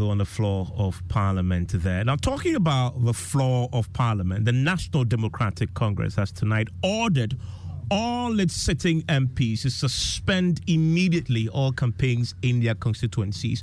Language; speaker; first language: English; non-native, local second language; Akan